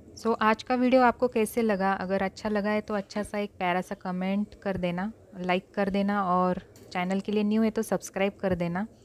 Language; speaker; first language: Hindi; non-native, local second language; Marathi